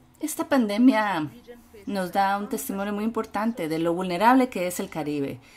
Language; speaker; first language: Spanish; non-native, fluent; English